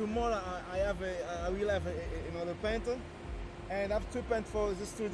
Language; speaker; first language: English; non-native, learner; Portuguese